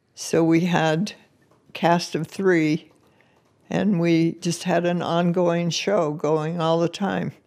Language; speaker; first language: English; native; English